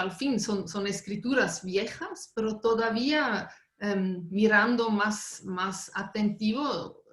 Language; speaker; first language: Spanish; non-native, fluent; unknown